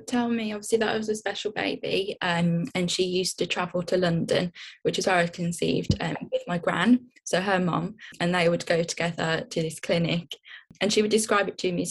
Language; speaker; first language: English; native; English